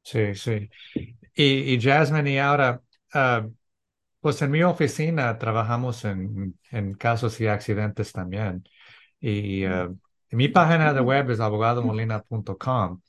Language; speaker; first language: Spanish; early bilingual, heritage; English